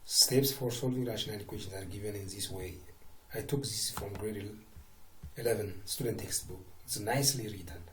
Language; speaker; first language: English; non-native, local second language; Amharic